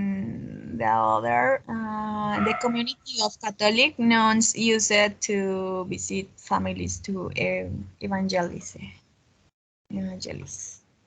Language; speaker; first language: English; non-native, learner; Spanish